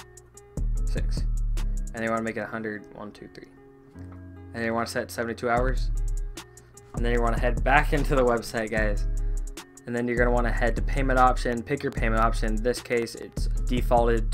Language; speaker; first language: English; native; English